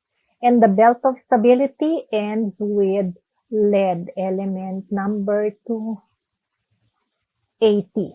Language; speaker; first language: English; non-native, local second language; Filipino